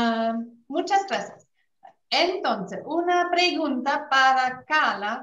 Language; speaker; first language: Spanish; non-native, fluent; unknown